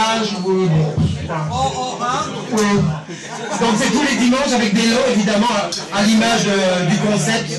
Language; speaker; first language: French; native; French